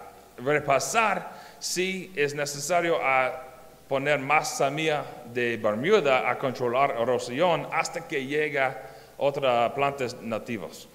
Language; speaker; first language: Spanish; non-native, learner; English